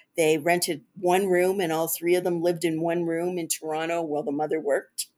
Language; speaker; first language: English; native; English